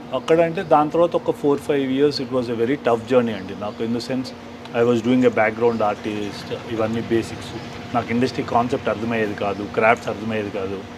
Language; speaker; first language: Telugu; native; Telugu